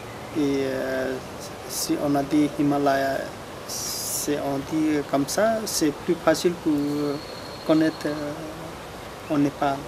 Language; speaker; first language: French; non-native, learner; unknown